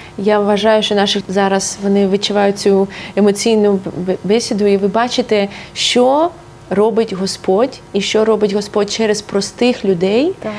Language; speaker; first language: Ukrainian; non-native, local second language; Russian